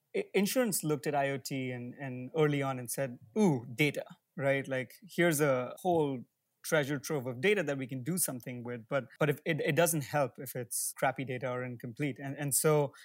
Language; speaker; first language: English; non-native, local second language; Hindi